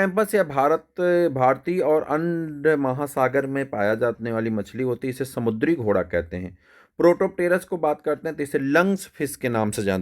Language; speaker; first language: Hindi; native; Hindi